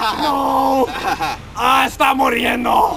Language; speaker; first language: Spanish; non-native, learner; English